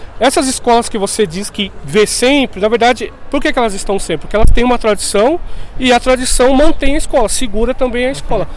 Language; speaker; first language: Portuguese; native; Portuguese